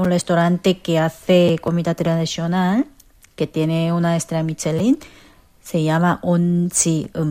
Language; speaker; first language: Spanish; non-native, fluent; Korean